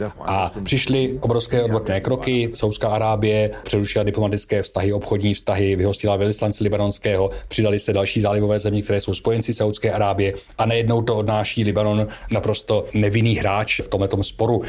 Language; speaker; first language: Czech; native; Czech